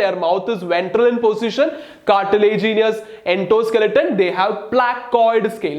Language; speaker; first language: English; non-native, local second language; Malayalam